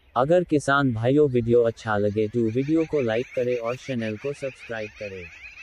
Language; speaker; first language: Hindi; native; Hindi